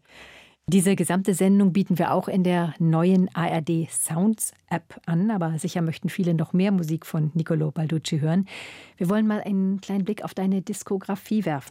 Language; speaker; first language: German; native; German